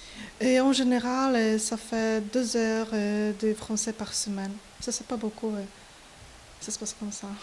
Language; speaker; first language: French; non-native, fluent; Polish